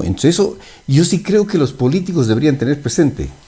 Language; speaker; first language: Spanish; native; Spanish